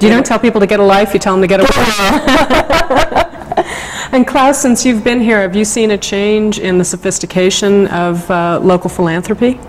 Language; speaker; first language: English; native; English